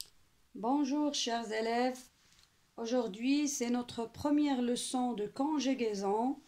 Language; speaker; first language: French; non-native, local second language; Arabic